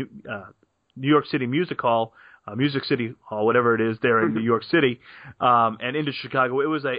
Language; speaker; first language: English; native; English